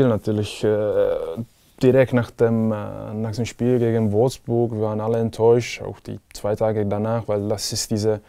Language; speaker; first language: German; non-native, fluent; Czech